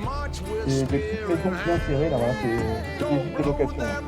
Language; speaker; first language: French; native; French